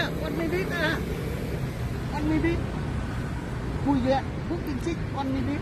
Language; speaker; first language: English; non-native, learner; Vietnamese